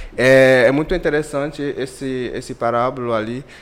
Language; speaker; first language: Portuguese; non-native, fluent; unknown